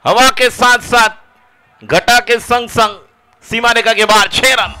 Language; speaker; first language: Hindi; non-native, local second language; Marathi